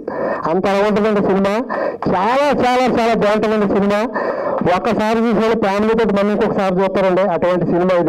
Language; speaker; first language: Telugu; native; Telugu